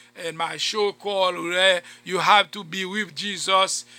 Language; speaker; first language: English; non-native, fluent; Haitian Creole